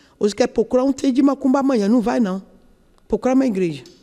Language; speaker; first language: Portuguese; non-native, learner; Yoruba